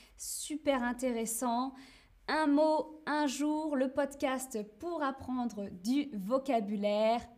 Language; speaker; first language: French; native; French